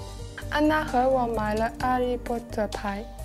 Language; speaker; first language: Chinese; non-native, learner; French